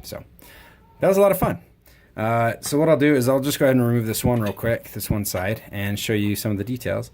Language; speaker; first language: English; native; English